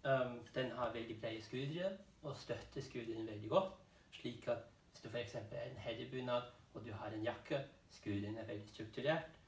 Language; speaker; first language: Norwegian; non-native, fluent; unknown